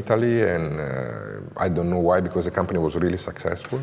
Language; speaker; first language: English; non-native, learner; Italian